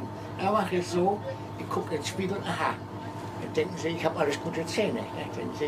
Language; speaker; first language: German; non-native, learner; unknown